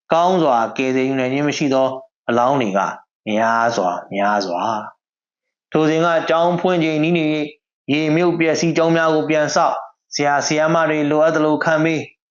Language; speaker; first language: Burmese; native; Burmese